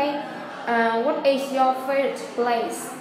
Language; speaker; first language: English; non-native, fluent; Vietnamese